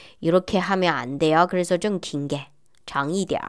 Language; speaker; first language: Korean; non-native, learner; Chinese